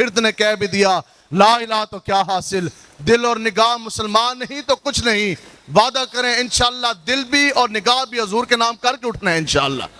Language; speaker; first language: Urdu; non-native, local second language; Punjabi